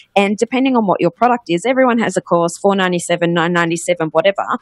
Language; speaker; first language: English; native; English